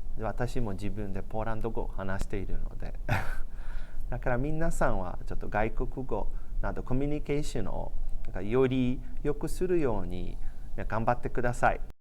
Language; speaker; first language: Japanese; non-native, fluent; Polish